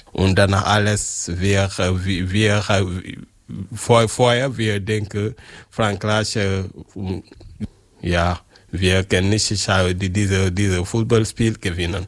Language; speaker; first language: German; non-native, learner; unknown